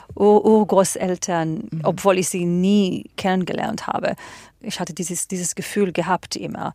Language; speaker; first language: German; non-native, fluent; Hebrew